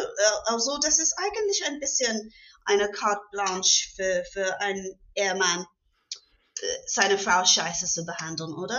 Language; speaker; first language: German; non-native, fluent; English